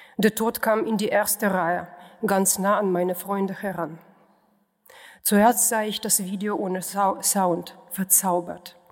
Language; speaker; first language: German; non-native, fluent; Russian